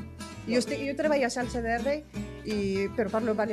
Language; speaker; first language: Catalan; non-native, fluent; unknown